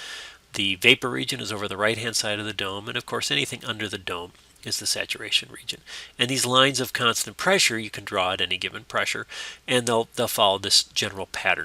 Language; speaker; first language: English; native; English